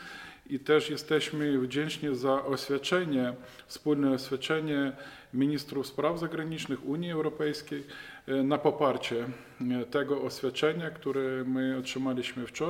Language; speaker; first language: Polish; non-native, fluent; Ukrainian